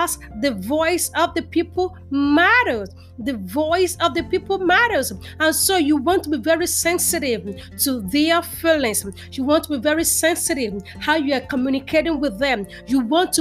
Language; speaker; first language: English; non-native, local second language; Yoruba